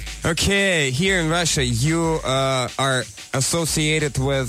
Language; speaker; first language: English; non-native, fluent; Russian